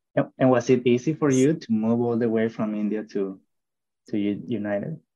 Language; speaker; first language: English; non-native, fluent; Spanish